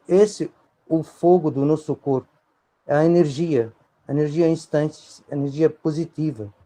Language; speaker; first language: Portuguese; non-native, fluent; Arabic